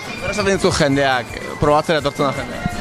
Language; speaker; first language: Basque; native; Basque